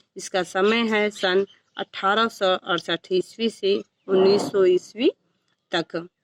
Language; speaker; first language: Hindi; native; Hindi